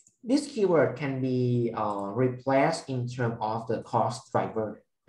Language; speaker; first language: English; non-native, fluent; Thai